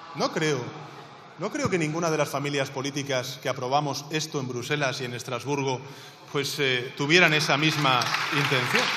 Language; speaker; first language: Spanish; native; Spanish